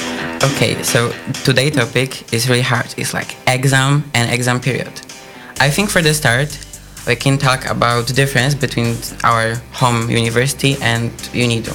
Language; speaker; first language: English; non-native, learner; Polish